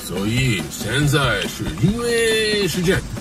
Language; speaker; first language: Chinese; non-native, learner; English